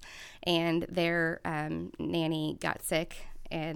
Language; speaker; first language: English; native; English